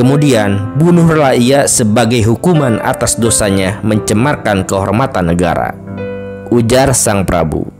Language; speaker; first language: Indonesian; native; Indonesian